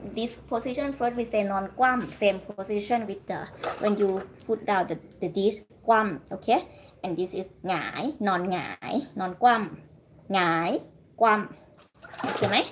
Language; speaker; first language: English; non-native, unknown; Thai